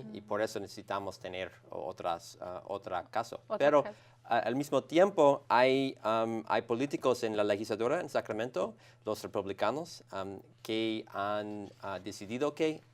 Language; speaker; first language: Spanish; non-native, learner; English